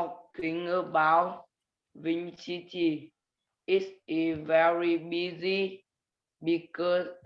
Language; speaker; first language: English; non-native, learner; Vietnamese